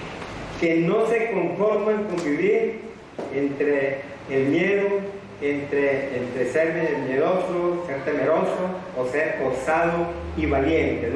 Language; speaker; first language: Spanish; native; Spanish